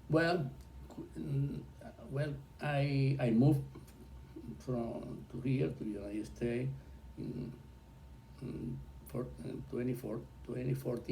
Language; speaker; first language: English; non-native, learner; Spanish